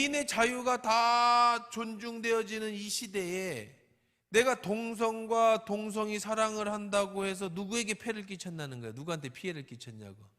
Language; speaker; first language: Korean; native; Korean